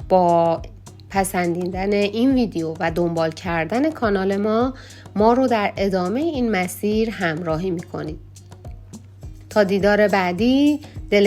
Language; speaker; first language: Persian; native; Persian